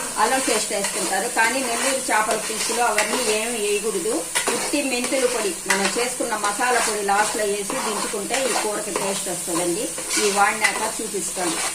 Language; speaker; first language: Telugu; native; Telugu